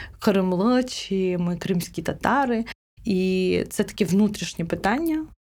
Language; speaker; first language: Ukrainian; non-native, local second language; Crimean Tatar